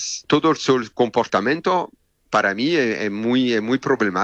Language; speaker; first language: Spanish; non-native, learner; French